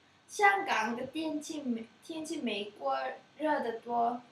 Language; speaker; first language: Chinese; non-native, learner; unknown